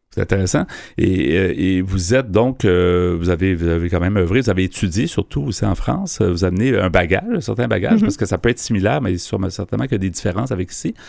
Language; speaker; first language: French; native; French